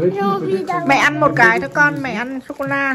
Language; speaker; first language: Vietnamese; native; Vietnamese